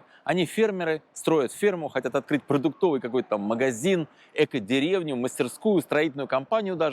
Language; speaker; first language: Russian; native; Russian